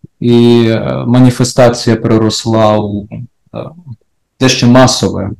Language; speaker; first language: Ukrainian; native; Ukrainian